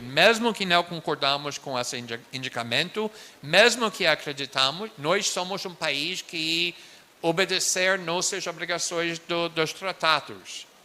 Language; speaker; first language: Portuguese; non-native, fluent; English